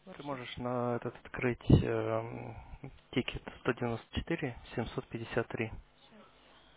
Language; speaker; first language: Russian; native; Russian